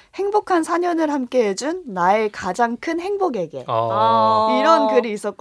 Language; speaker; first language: Korean; native; Korean